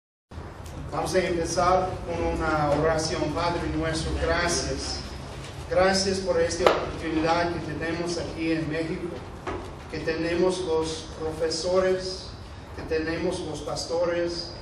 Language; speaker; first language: Spanish; non-native, fluent; English